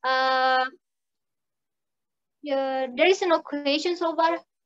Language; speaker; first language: English; non-native, learner; Indonesian